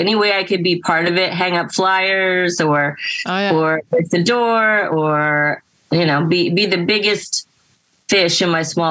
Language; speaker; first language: English; native; English